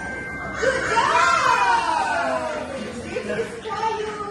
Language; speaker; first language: English; non-native, learner; Malay